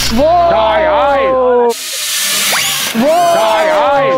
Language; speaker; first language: Vietnamese; native; Vietnamese